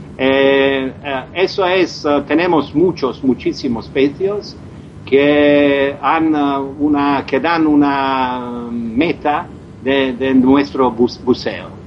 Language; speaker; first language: Spanish; non-native, learner; Croatian